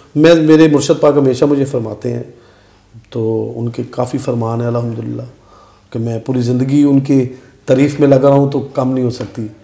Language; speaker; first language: Urdu; non-native, local second language; Punjabi